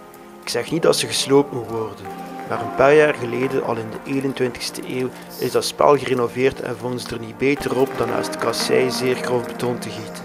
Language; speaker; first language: Dutch; native; Dutch